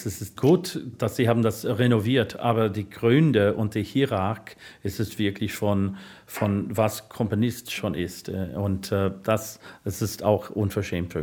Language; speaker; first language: German; non-native, fluent; English